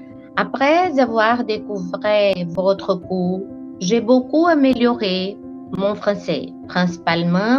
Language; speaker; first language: French; non-native, learner; Portuguese